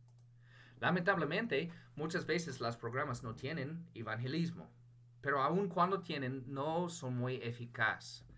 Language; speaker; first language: Spanish; non-native, fluent; English